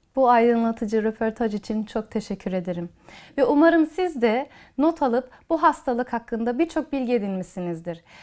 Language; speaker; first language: Turkish; early bilingual, heritage; Turkish